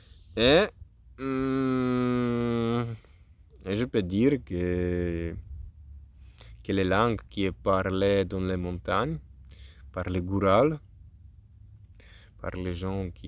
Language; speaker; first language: French; non-native, learner; Polish